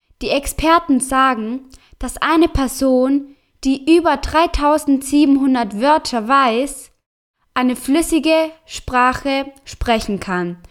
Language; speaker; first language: German; non-native, fluent; Spanish